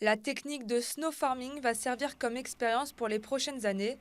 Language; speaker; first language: French; native; French